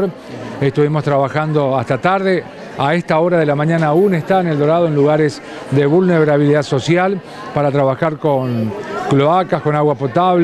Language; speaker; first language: Spanish; native; Spanish